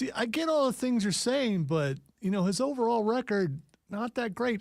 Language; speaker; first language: English; native; English